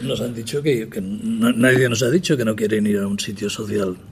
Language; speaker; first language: Spanish; native; Spanish